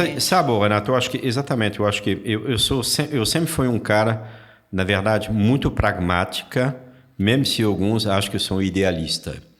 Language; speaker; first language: Portuguese; non-native, fluent; French